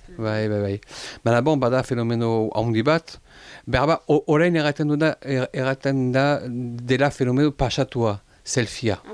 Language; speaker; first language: Basque; non-native, local second language; French